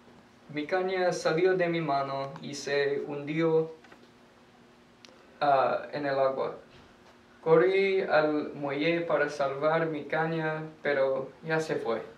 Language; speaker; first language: Spanish; non-native, learner; English